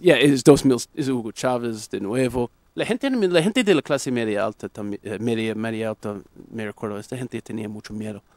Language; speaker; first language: Spanish; non-native, fluent; English